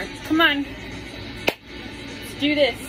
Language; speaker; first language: English; native; English